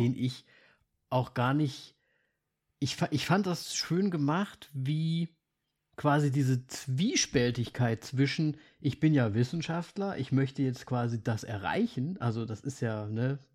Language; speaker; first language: German; native; German